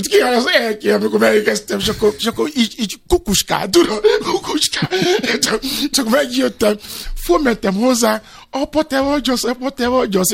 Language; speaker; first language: Hungarian; non-native, fluent; Yoruba